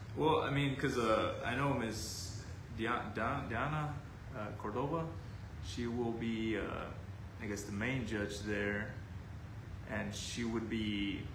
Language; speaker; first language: English; native; English